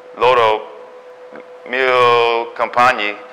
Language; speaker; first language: Italian; non-native, learner; English